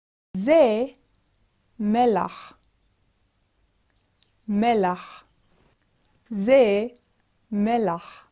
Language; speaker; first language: Hebrew; non-native, fluent; English